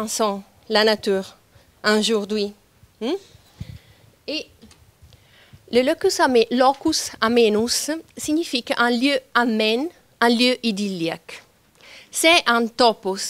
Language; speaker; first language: French; non-native, fluent; Italian